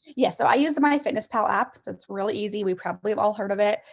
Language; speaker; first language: English; native; English